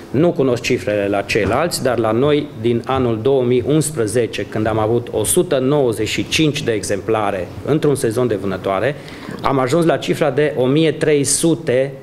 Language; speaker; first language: Romanian; native; Romanian